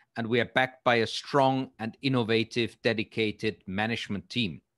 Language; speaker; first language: English; non-native, fluent; German